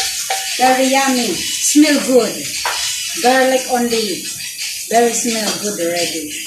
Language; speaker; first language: English; non-native, learner; Filipino